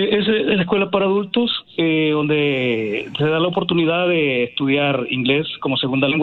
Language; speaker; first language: Spanish; native; Spanish